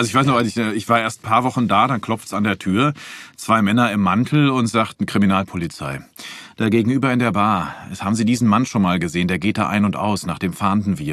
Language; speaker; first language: German; native; German